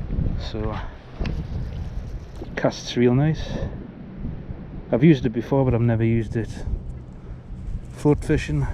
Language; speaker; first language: English; native; English